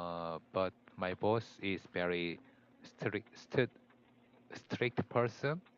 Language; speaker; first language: English; non-native, learner; Korean